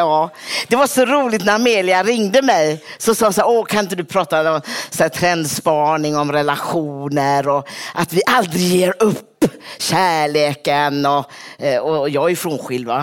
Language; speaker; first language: Swedish; native; Swedish